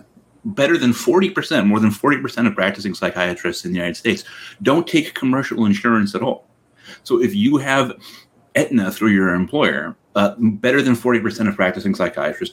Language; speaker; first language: English; native; English